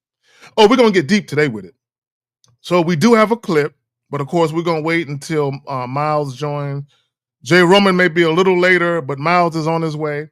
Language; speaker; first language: English; native; English